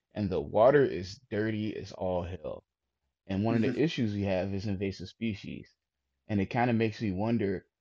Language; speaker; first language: English; native; English